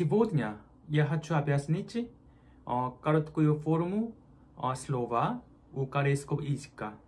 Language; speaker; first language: Russian; non-native, learner; Korean